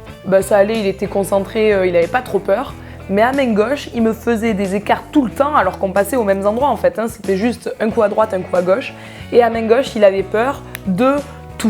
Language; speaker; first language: French; native; French